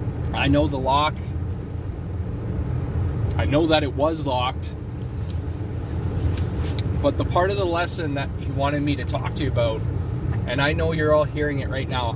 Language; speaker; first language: English; native; English